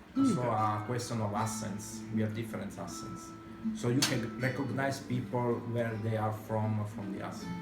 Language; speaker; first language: English; non-native, fluent; Italian